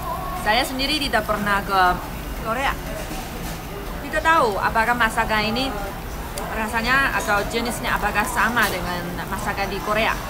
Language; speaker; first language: Indonesian; non-native, fluent; Chinese